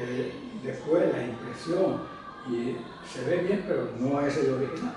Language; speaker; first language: Spanish; native; Spanish